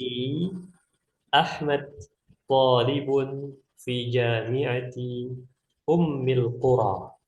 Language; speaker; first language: Arabic; non-native, fluent; Indonesian